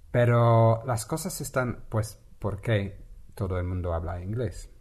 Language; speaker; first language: Spanish; non-native, fluent; English